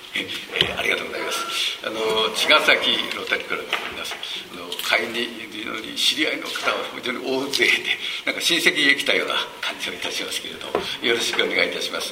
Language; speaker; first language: Japanese; native; Japanese